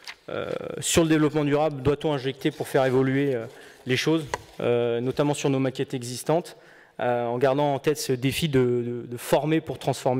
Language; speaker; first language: French; native; French